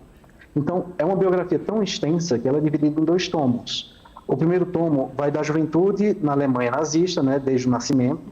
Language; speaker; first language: Portuguese; native; Portuguese